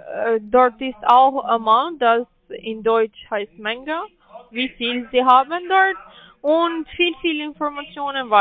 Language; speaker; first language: German; non-native, learner; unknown